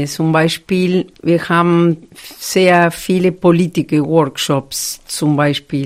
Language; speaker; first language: German; non-native, fluent; Spanish